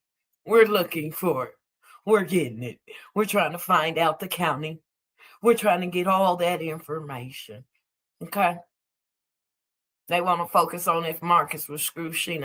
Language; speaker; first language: English; native; English